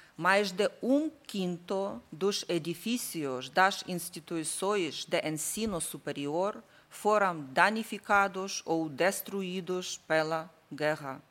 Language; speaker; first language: Portuguese; non-native, learner; Ukrainian